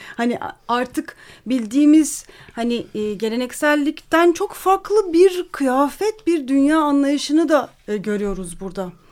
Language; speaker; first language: Turkish; native; Turkish